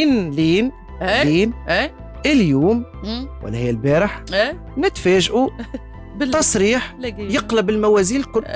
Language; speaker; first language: Arabic; native; Arabic